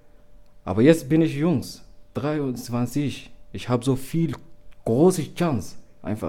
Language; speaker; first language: German; non-native, learner; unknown